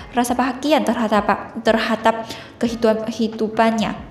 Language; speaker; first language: Indonesian; non-native, fluent; Chinese